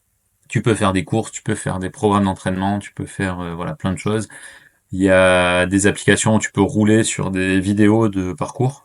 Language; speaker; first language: French; native; French